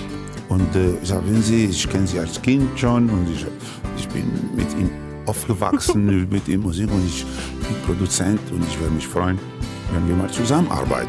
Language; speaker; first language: German; non-native, fluent; Spanish